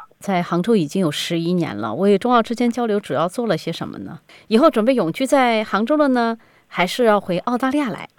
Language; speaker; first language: Chinese; native; Chinese